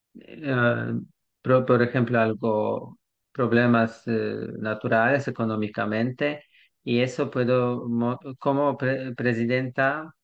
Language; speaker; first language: Spanish; non-native, learner; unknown